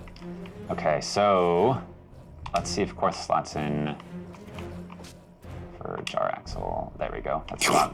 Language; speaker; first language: English; native; English